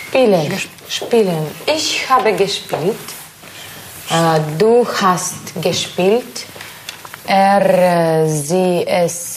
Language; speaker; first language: German; non-native, learner; Russian